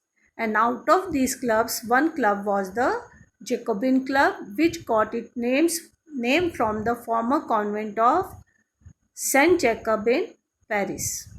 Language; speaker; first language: English; non-native, local second language; Hindi